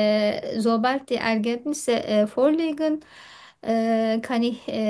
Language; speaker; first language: German; non-native, learner; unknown